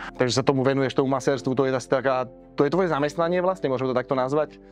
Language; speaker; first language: Slovak; native; Slovak